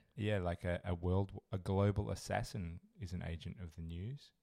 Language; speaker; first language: English; native; English